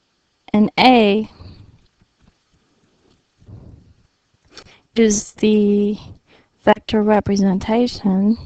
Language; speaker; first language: English; native; English